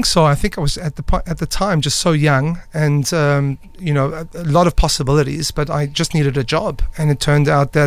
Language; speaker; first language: English; native; English